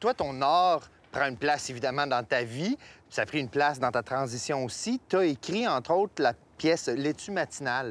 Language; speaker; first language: French; native; French